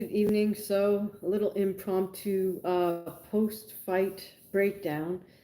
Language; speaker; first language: English; native; English